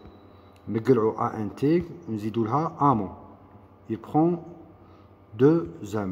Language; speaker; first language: French; non-native, local second language; Arabic